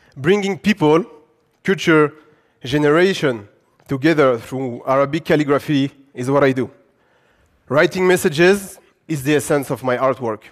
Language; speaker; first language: English; non-native, fluent; French